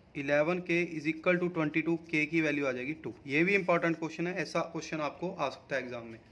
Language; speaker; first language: Hindi; non-native, local second language; Punjabi